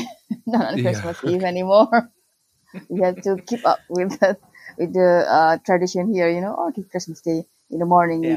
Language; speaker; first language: English; non-native, local second language; Malay